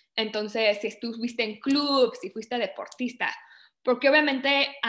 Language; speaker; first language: Spanish; early bilingual, other home language; English